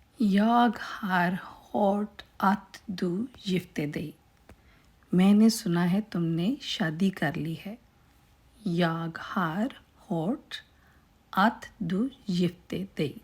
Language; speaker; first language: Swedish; non-native, learner; Urdu